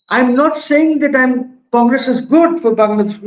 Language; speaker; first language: English; non-native, local second language; Bangla